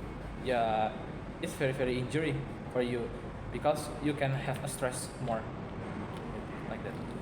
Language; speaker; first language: English; non-native, learner; Indonesian